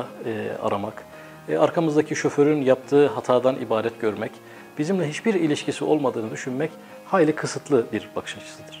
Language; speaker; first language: Turkish; native; Turkish